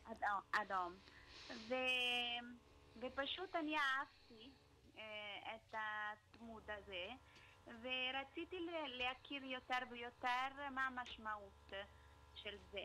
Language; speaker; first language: Hebrew; non-native, learner; Italian